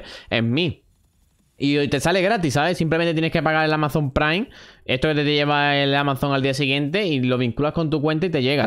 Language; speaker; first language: Spanish; native; Spanish